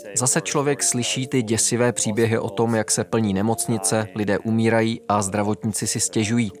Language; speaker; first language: Czech; non-native, fluent; Dutch